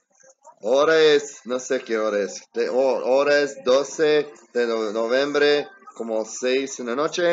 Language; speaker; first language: Spanish; early bilingual, heritage; English